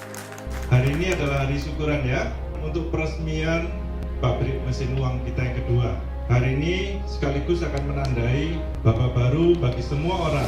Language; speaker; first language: Indonesian; native; Indonesian